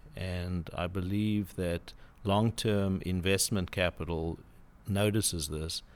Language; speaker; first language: English; native; English